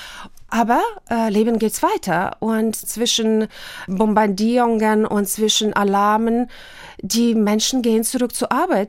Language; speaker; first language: German; non-native, fluent; Ukrainian